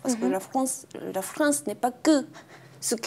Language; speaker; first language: French; non-native, fluent; Japanese